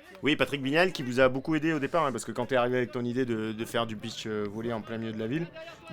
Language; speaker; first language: French; native; French